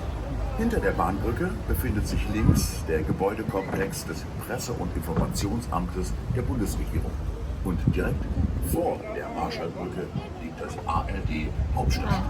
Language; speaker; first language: German; native; German